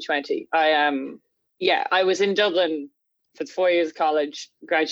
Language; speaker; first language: English; native; English